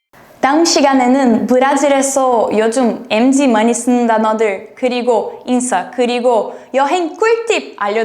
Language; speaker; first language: Korean; non-native, fluent; Portuguese